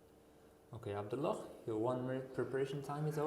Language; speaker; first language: English; non-native, fluent; Uzbek